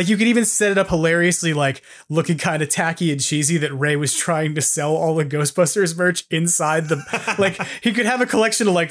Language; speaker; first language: English; native; English